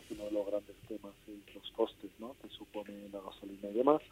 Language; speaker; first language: Spanish; native; Spanish